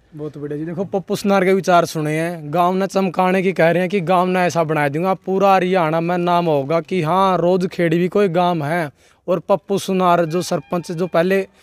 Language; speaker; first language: Hindi; native; Hindi